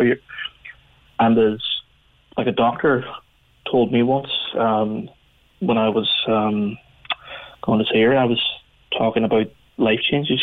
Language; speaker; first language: English; native; English